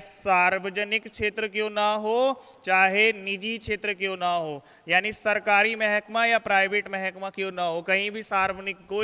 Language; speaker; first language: Hindi; native; Hindi